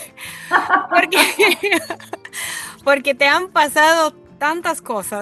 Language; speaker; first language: Spanish; non-native, fluent; Bulgarian